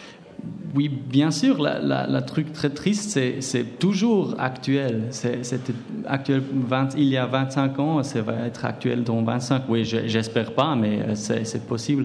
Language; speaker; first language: French; non-native, fluent; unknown